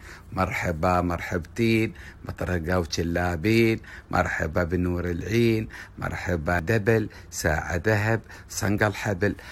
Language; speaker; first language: Arabic; native; Arabic